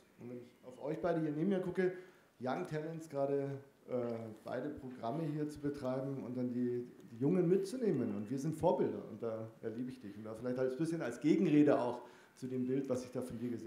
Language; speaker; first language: German; native; German